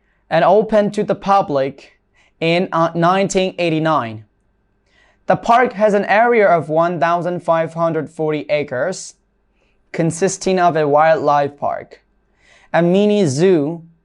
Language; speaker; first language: English; non-native, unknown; Burmese